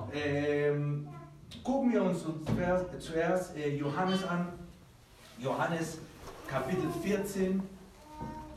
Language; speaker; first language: German; early bilingual, heritage; Spanish